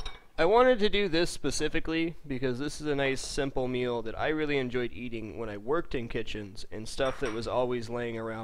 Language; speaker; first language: English; native; English